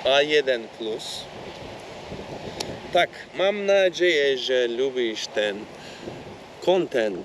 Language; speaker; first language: Polish; non-native, learner; Turkish